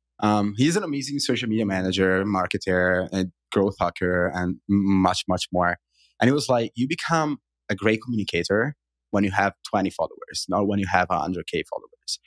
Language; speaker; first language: English; non-native, fluent; Italian